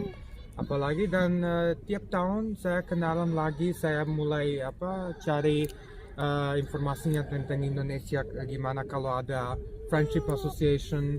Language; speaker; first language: Indonesian; non-native, fluent; Serbian